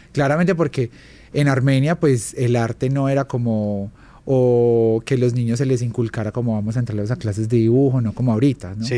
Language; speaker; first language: Spanish; native; Spanish